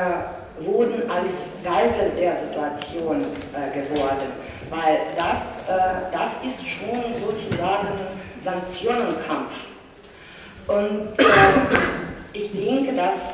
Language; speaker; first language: German; non-native, fluent; Russian